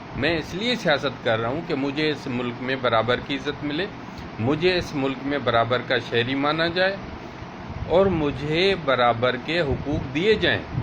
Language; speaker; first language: Urdu; non-native, local second language; Sindhi